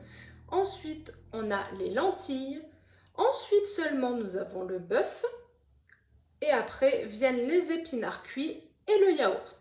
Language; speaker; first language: French; native; French